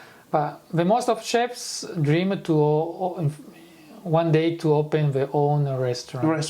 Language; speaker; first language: English; non-native, fluent; Italian